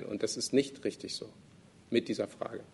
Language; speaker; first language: German; native; German